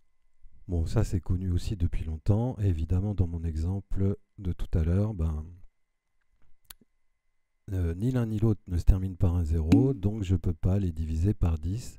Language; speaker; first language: French; native; French